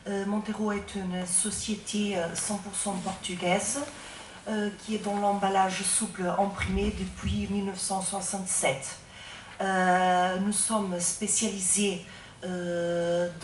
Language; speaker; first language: French; non-native, fluent; Portuguese